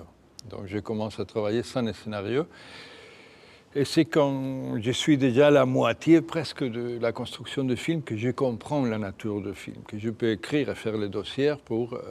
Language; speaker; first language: French; non-native, fluent; Spanish